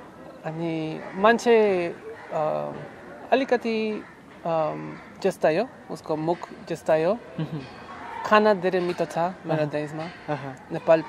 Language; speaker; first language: Nepali; non-native, learner; Spanish